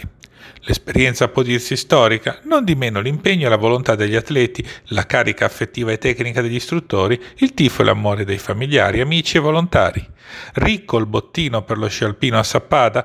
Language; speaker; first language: Italian; native; Italian